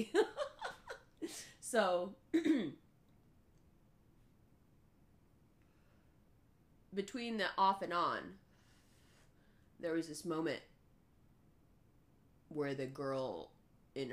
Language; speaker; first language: English; early bilingual, other home language; Urdu